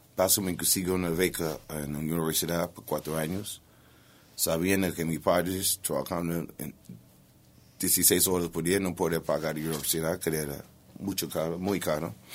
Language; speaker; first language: Spanish; non-native, learner; English